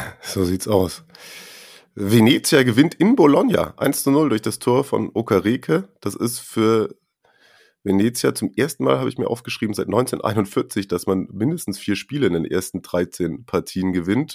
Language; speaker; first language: German; native; German